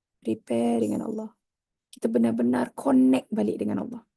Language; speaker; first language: Malay; native; Malay